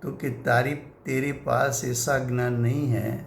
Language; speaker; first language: Hindi; non-native, local second language; Gujarati